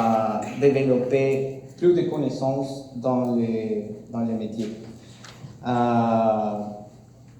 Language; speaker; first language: French; non-native, learner; Spanish